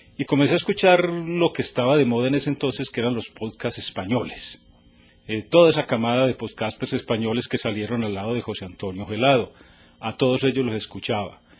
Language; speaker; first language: Spanish; native; Spanish